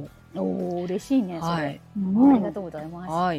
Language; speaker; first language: Japanese; native; Japanese